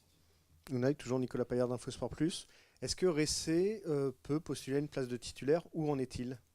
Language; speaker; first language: French; native; French